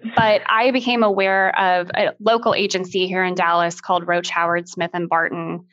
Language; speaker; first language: English; native; English